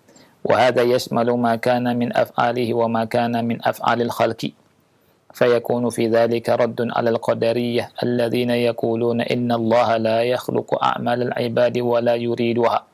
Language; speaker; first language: Arabic; non-native, fluent; Indonesian